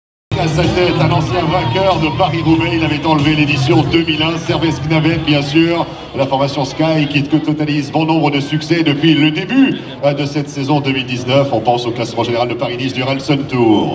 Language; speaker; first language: French; native; French